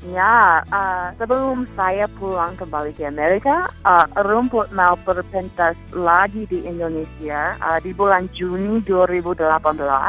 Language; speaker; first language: Indonesian; non-native, fluent; English